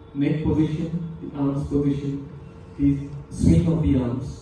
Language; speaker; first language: English; non-native, local second language; Marathi